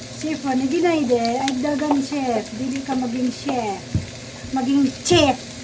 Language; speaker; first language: Japanese; non-native, learner; Cebuano